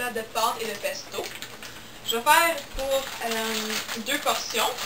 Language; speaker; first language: French; non-native, local second language; English